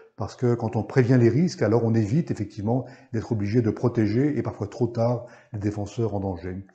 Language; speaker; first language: French; native; French